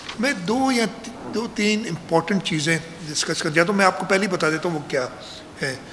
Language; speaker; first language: Urdu; non-native, local second language; Sindhi